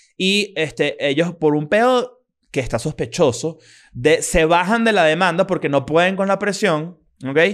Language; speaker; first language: Spanish; native; Spanish